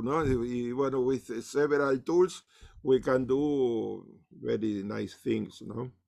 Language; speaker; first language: English; non-native, learner; Spanish